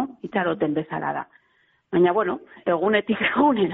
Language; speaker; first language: Basque; non-native, local second language; Spanish